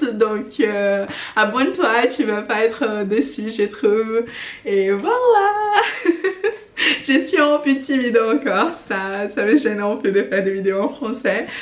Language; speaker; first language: French; non-native, fluent; Portuguese